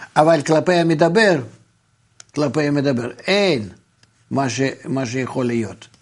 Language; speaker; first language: Hebrew; non-native, fluent; Russian